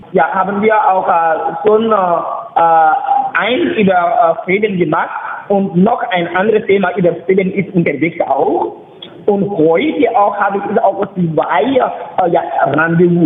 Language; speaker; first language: German; non-native, learner; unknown